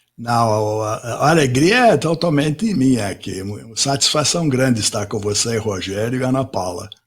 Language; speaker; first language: Portuguese; non-native, fluent; English